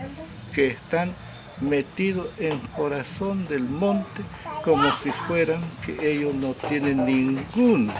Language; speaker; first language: Spanish; non-native, local second language; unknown